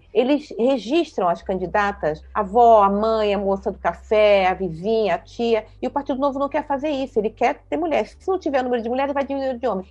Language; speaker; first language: Portuguese; native; Portuguese